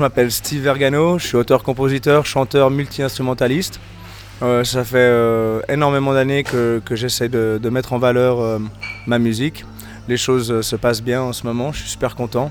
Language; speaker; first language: French; native; French